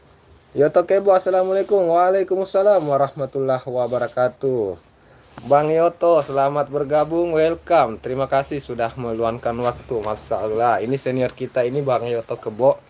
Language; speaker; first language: Indonesian; native; Indonesian